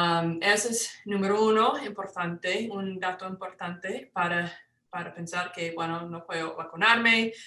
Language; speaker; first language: Spanish; non-native, fluent; English